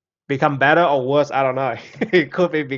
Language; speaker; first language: English; non-native, fluent; Vietnamese